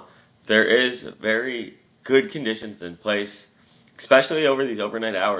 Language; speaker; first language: English; native; English